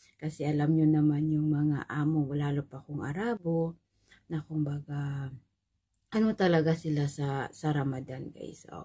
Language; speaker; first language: Filipino; non-native, local second language; Maguindanaon